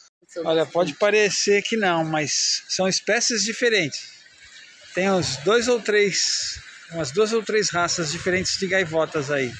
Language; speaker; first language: Portuguese; native; Portuguese